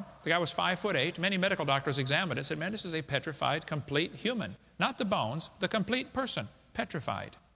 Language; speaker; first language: English; native; English